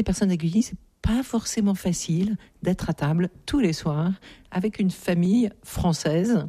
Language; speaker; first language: French; native; French